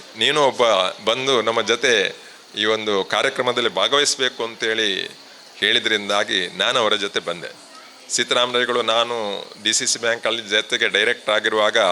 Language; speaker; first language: Kannada; non-native, local second language; Tulu